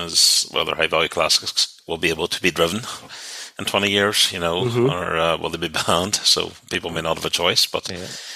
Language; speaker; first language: English; native; English